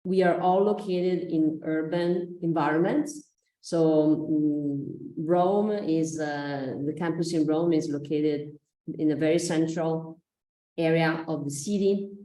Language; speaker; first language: English; non-native, fluent; Italian